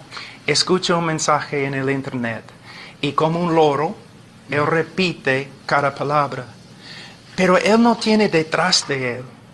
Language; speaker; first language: Spanish; non-native, fluent; English